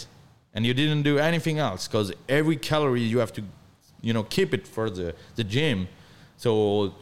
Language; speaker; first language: English; non-native, learner; French